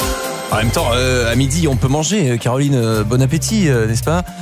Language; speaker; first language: French; native; French